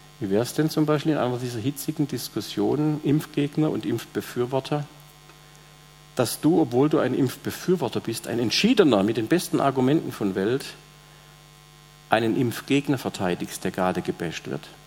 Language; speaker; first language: German; native; German